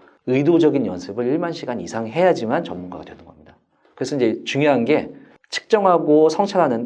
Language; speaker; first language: Korean; native; Korean